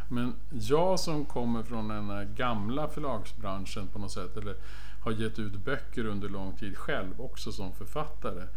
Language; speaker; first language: Swedish; native; Swedish